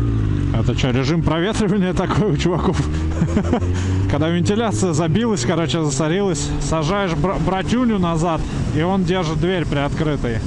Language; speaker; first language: Russian; native; Russian